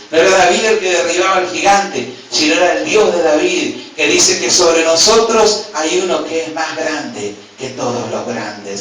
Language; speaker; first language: Spanish; native; Spanish